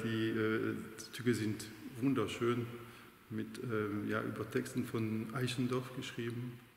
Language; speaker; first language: German; non-native, fluent; French